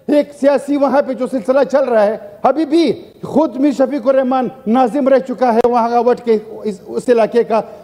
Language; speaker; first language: Urdu; non-native, local second language; Pashto